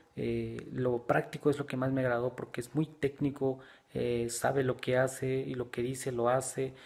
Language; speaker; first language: Spanish; native; Spanish